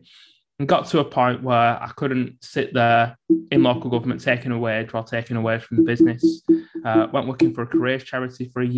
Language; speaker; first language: English; native; English